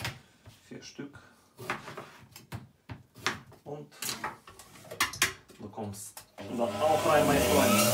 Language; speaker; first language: German; non-native, fluent; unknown